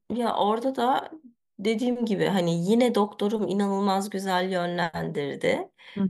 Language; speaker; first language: Turkish; early bilingual, heritage; Turkish